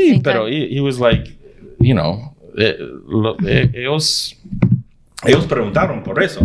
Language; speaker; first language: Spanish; early bilingual, heritage; English